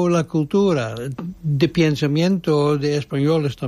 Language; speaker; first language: Spanish; non-native, learner; Dutch